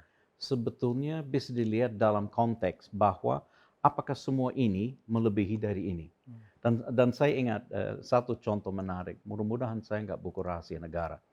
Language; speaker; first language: Indonesian; non-native, fluent; English